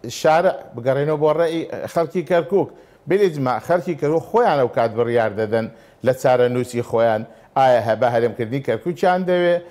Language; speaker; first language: Central Kurdish; non-native, local second language; Turkish